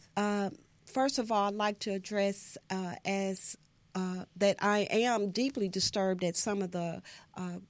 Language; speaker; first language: English; native; English